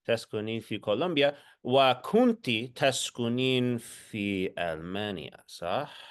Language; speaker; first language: Arabic; non-native, fluent; English